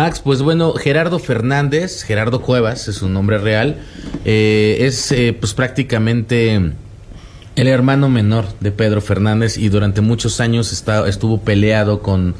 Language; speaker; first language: Spanish; native; Spanish